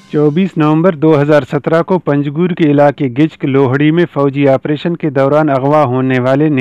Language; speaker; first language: Urdu; non-native, local second language; Baluchi